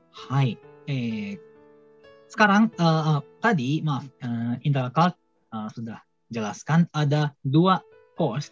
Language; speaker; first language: Indonesian; non-native, fluent; Japanese